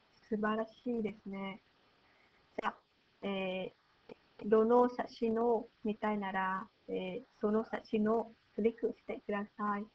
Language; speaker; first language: Japanese; non-native, learner; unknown